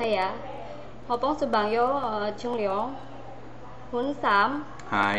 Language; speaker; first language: Cantonese; non-native, learner; Indonesian